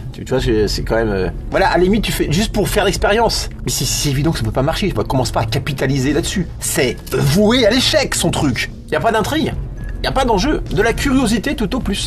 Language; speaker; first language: French; native; French